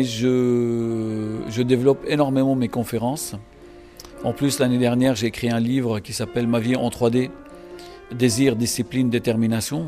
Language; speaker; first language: French; non-native, local second language; Arabic